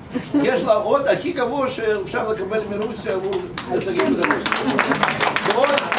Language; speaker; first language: Hebrew; non-native, fluent; Russian